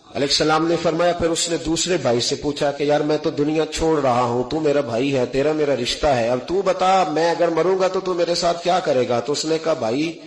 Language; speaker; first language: Urdu; non-native, local second language; Punjabi